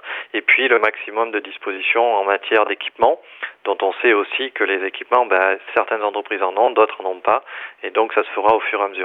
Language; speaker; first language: French; native; French